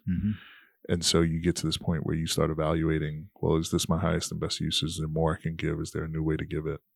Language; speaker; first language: English; native; English